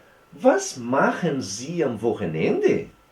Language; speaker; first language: German; non-native, fluent; Portuguese